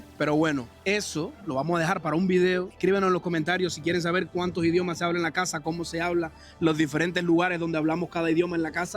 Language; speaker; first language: Spanish; native; Spanish